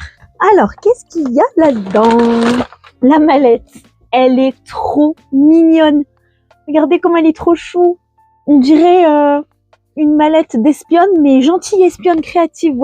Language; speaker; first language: French; native; French